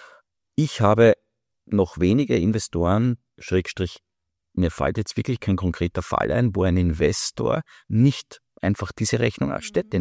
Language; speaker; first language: German; native; German